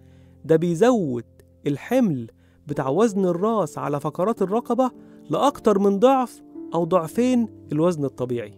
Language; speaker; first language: Arabic; native; Arabic